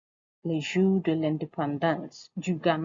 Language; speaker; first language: French; non-native, fluent; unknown